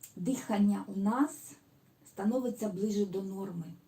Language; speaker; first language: Ukrainian; non-native, local second language; Russian